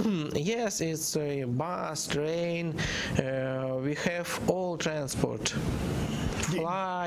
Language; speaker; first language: English; non-native, learner; Ukrainian